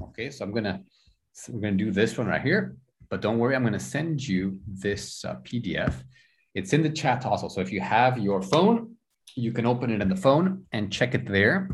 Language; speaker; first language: English; non-native, fluent; Spanish